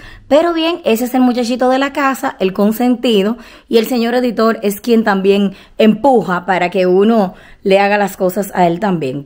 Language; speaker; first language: Spanish; native; Spanish